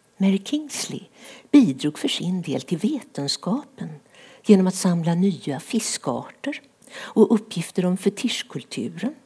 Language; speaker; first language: Swedish; native; Swedish